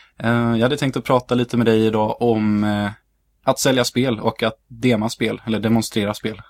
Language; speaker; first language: Swedish; early bilingual, other home language; Hungarian